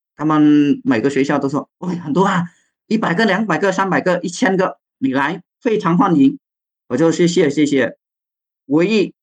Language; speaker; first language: Chinese; non-native, fluent; Vietnamese